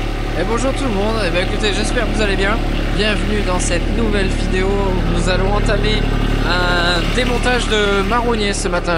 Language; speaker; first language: French; native; French